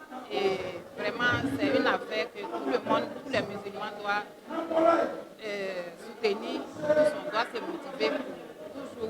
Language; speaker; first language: French; non-native, local second language; Dyula